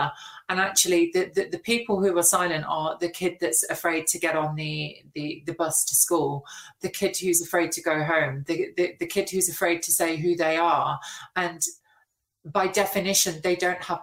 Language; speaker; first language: English; native; English